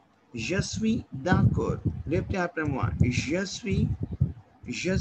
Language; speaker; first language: French; non-native, learner; Hindi